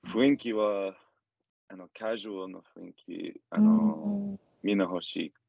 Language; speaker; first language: Japanese; non-native, learner; English